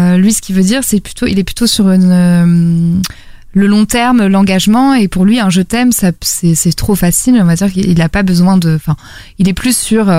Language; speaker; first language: French; native; French